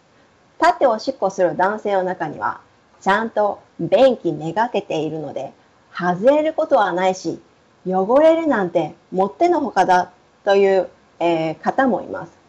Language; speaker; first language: Japanese; native; Japanese